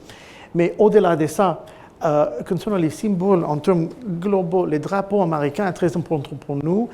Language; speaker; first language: French; non-native, fluent; English